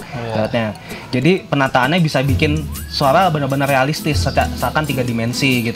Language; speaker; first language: Indonesian; native; Indonesian